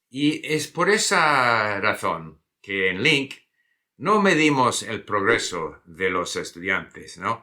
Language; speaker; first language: Spanish; non-native, fluent; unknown